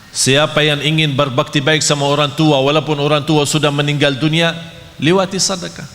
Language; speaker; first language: Malay; non-native, fluent; Arabic